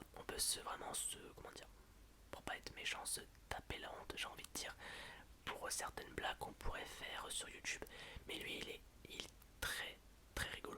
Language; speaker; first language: French; native; French